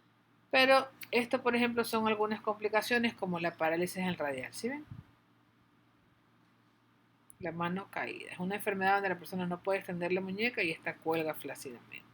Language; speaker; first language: Spanish; native; Spanish